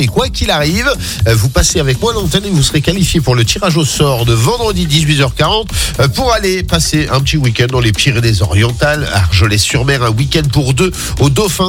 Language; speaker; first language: French; native; French